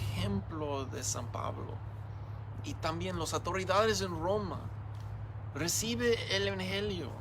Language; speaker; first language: Spanish; non-native, learner; English